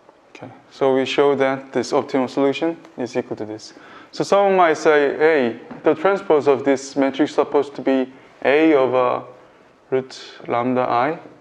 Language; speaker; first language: English; non-native, fluent; Korean